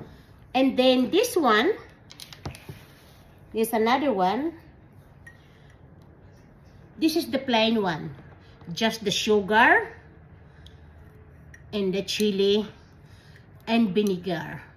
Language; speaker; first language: English; non-native, learner; Filipino